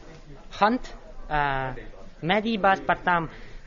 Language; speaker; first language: Latvian; non-native, local second language; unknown